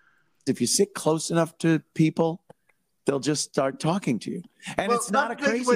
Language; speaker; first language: English; native; English